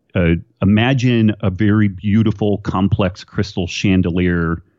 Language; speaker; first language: English; native; English